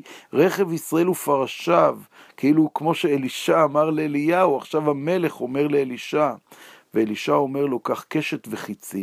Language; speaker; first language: Hebrew; native; Hebrew